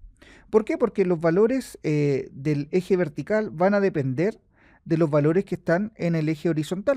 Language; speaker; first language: Spanish; native; Spanish